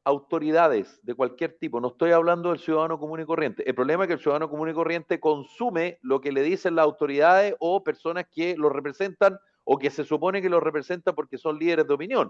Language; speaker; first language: Spanish; native; Spanish